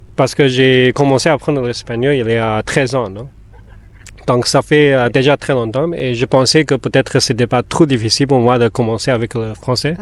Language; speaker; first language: French; non-native, fluent; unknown